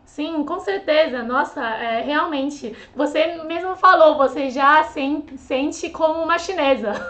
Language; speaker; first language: Portuguese; non-native, fluent; Chinese